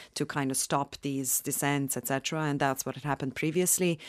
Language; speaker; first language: English; non-native, fluent; Bosnian